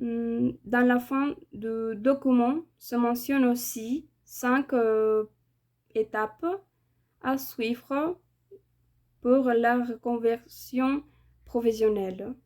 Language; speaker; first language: French; non-native, fluent; Spanish